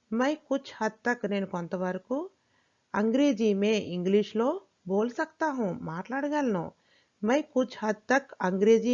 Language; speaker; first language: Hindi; non-native, local second language; Telugu